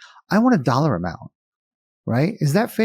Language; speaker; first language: English; native; English